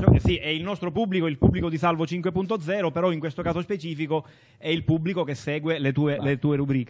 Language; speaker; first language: Italian; native; Italian